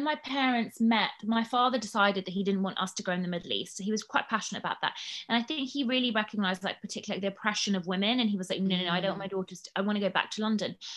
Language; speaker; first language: English; native; English